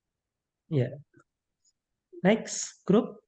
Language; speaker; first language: English; non-native, local second language; Indonesian